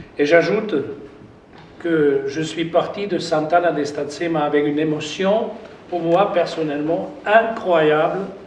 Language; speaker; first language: French; non-native, fluent; German